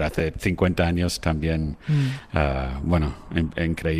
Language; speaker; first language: Spanish; non-native, fluent; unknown